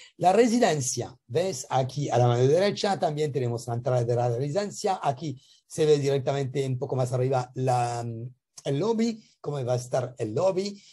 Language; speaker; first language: Spanish; non-native, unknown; French